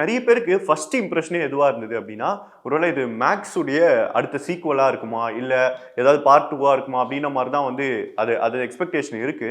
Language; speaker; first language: Tamil; native; Tamil